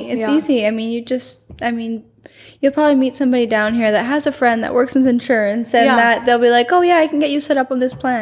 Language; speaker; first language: English; native; English